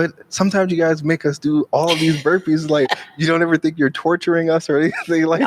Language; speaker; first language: English; native; English